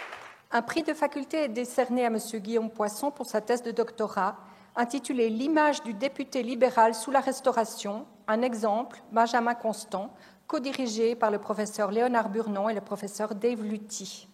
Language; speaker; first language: French; native; French